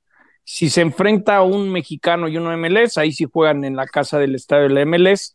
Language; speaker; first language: Spanish; native; Spanish